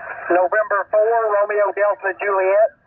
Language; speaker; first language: English; native; English